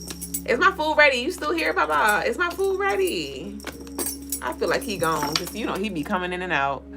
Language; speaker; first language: English; native; English